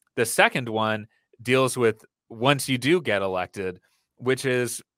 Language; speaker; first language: English; native; English